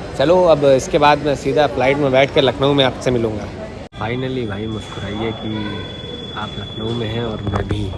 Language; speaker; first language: Hindi; native; Hindi